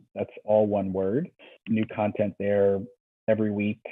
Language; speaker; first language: English; native; English